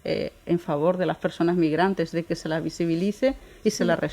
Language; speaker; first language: Spanish; native; Spanish